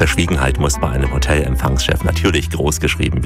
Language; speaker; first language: German; native; German